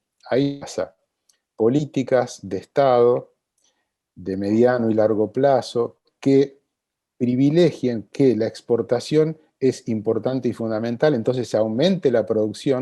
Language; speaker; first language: Spanish; native; Spanish